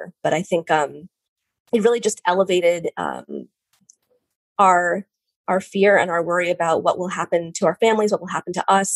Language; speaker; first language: English; native; English